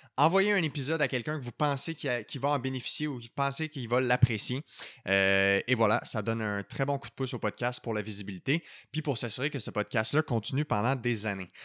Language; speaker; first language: French; native; French